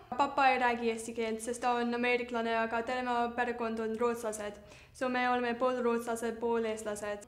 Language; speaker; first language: Estonian; early bilingual, heritage; Estonian